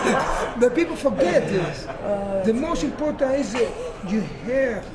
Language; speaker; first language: English; non-native, learner; Spanish